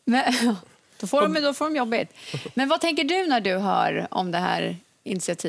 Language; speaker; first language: Swedish; native; Swedish